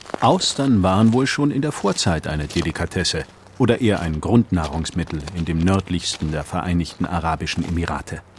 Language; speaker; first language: German; native; German